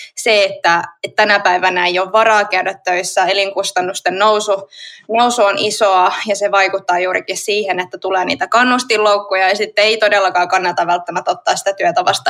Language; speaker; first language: Finnish; native; Finnish